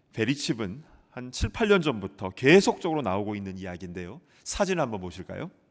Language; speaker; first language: Korean; native; Korean